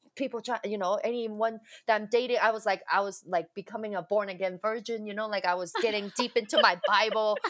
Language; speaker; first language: English; non-native, local second language; Cantonese